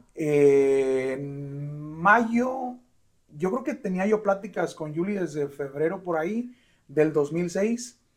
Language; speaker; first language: Spanish; native; Spanish